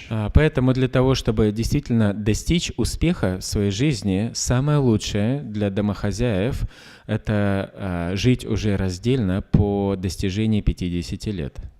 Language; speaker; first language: Russian; native; Russian